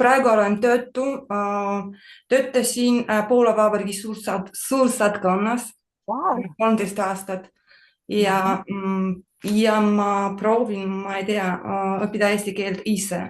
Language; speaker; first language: Estonian; non-native, learner; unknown